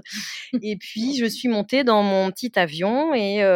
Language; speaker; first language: French; native; French